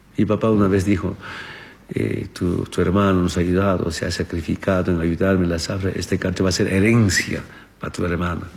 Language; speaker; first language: Spanish; non-native, local second language; Aymara